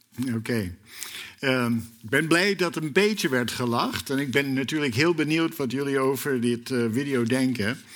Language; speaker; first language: Dutch; non-native, fluent; English